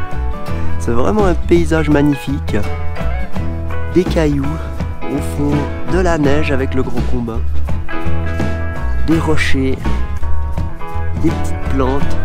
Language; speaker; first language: French; native; French